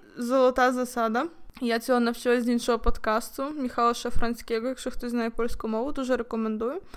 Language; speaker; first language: Ukrainian; native; Ukrainian